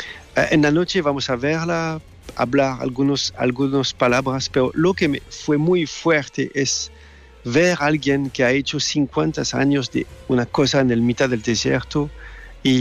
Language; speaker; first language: Spanish; non-native, fluent; French